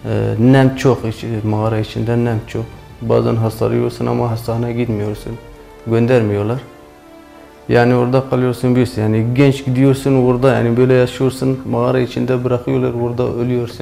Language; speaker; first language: Turkish; non-native, learner; Kurdish